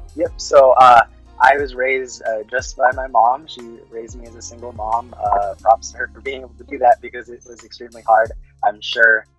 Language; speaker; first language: English; early bilingual, other home language; Filipino